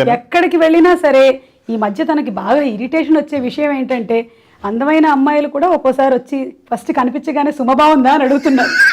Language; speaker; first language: Telugu; non-native, local second language; Malayalam